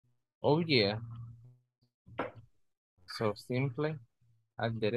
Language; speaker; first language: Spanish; early bilingual, heritage; Spanish